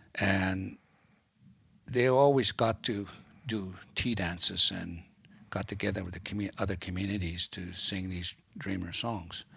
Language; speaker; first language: English; native; English